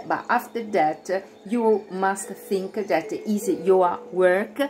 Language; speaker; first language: English; non-native, fluent; Italian